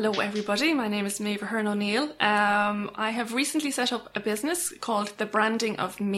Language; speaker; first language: English; native; English